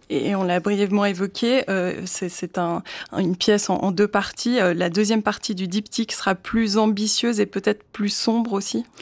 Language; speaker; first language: French; native; French